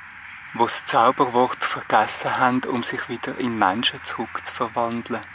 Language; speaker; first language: German; native; German